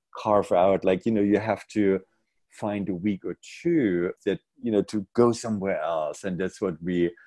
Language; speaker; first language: English; non-native, fluent; German